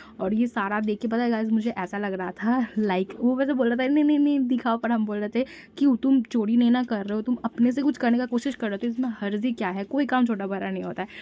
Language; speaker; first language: Hindi; non-native, local second language; Bangla